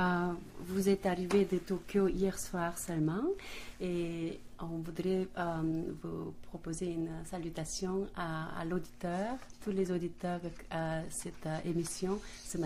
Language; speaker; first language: French; non-native, fluent; Korean